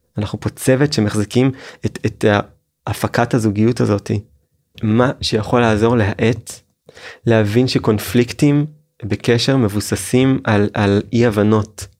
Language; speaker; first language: Hebrew; native; Hebrew